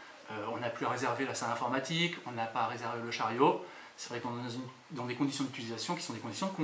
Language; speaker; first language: French; native; French